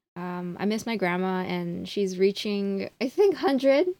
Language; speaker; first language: English; native; English